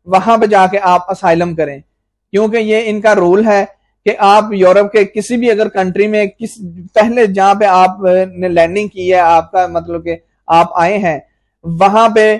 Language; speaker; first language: Urdu; non-native, local second language; Punjabi